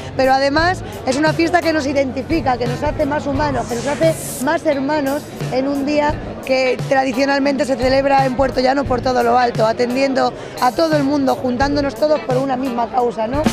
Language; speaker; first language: Spanish; native; Spanish